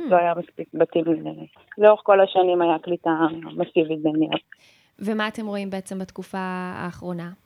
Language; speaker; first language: Hebrew; native; Hebrew